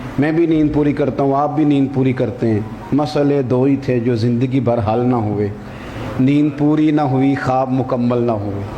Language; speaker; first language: Urdu; non-native, local second language; Punjabi